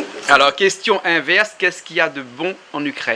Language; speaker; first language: French; native; French